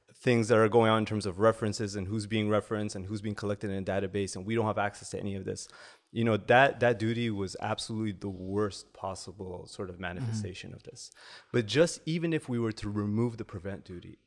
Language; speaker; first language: English; native; English